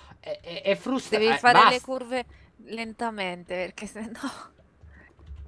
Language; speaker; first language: Italian; native; Italian